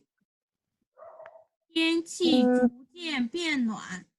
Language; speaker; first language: Chinese; non-native, fluent; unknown